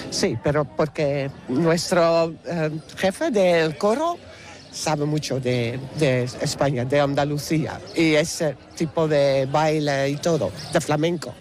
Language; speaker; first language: Spanish; non-native, learner; Dutch